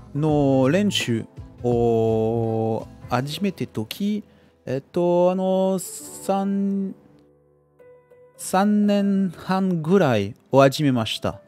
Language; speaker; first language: Japanese; non-native, learner; French